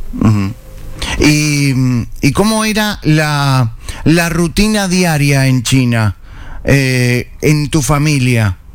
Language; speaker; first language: Spanish; native; Spanish